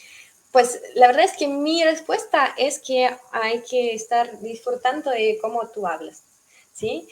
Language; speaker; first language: Spanish; non-native, fluent; Russian